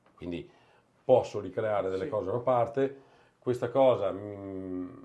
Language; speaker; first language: Italian; native; Italian